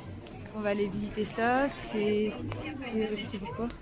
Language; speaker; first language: French; native; French